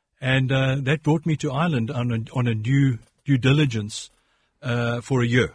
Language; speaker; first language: English; native; English